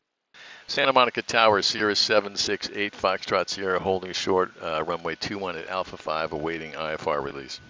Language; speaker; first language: English; native; English